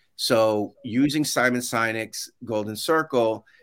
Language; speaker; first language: English; native; English